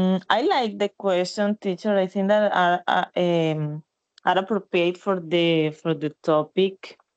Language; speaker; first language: English; non-native, learner; Spanish